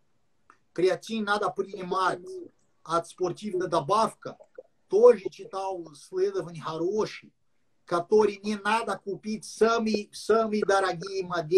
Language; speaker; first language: Russian; non-native, learner; English